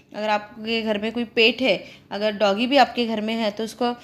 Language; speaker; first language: Hindi; non-native, local second language; Marathi